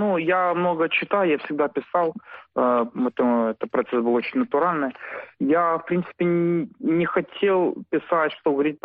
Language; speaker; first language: Ukrainian; non-native, local second language; Russian